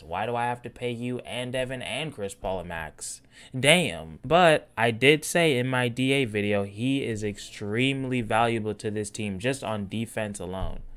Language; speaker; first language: English; native; English